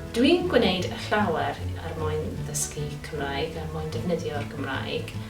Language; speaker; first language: Welsh; non-native, local second language; English